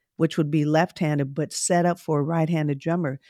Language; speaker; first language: English; native; English